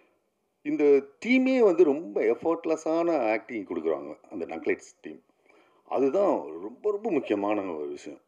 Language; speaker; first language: Tamil; native; Tamil